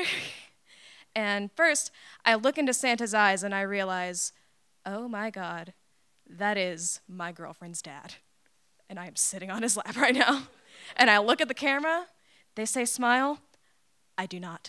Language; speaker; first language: English; native; English